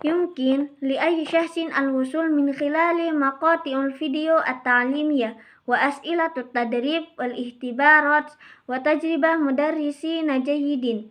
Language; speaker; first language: Arabic; non-native, learner; Indonesian